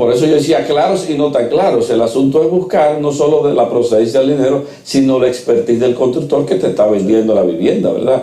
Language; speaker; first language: Spanish; native; Spanish